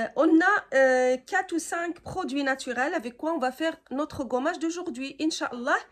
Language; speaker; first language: French; non-native, local second language; Arabic